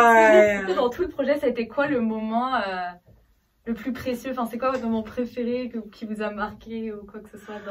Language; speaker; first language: French; native; French